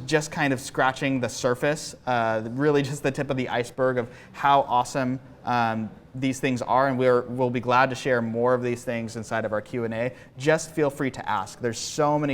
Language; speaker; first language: English; native; English